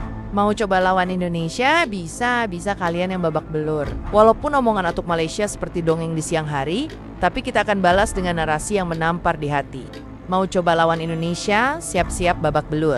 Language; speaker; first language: Indonesian; native; Indonesian